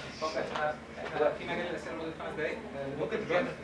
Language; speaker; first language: Arabic; native; Arabic